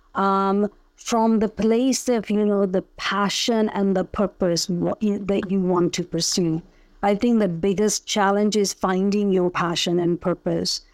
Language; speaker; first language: English; early bilingual, other home language; Punjabi